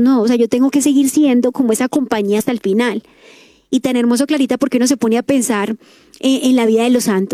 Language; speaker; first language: Spanish; native; Spanish